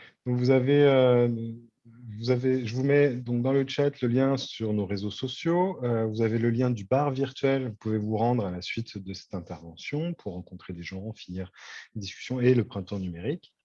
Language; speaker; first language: French; native; French